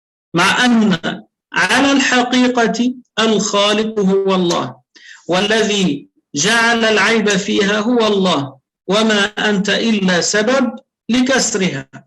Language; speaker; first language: Arabic; native; Arabic